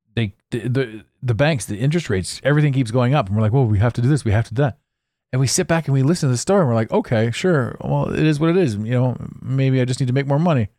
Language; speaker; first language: English; native; English